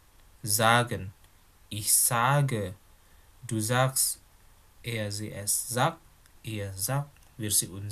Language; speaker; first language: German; non-native, fluent; Indonesian